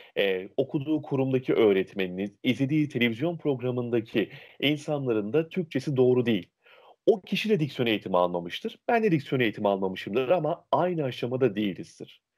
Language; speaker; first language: Turkish; native; Turkish